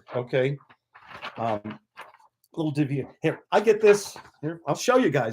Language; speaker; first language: English; native; English